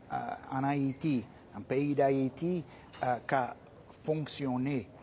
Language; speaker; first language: Haitian Creole; non-native, fluent; English